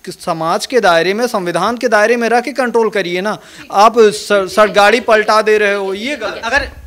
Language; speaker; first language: Hindi; native; Hindi